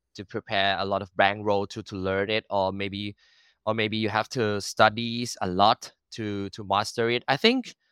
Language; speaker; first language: English; non-native, learner; Thai